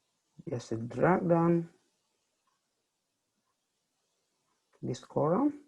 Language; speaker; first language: English; non-native, fluent; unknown